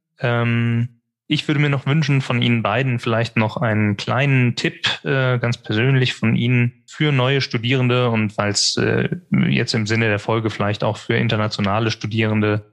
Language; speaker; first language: German; native; German